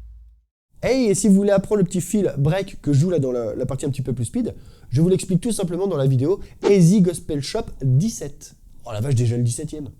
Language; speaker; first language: French; native; French